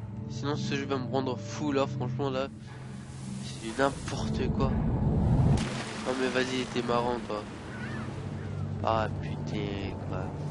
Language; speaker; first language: French; native; French